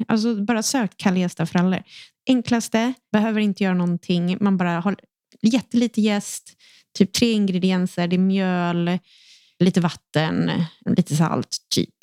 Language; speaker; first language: Swedish; native; Swedish